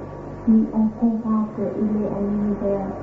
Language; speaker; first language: French; non-native, fluent; Vietnamese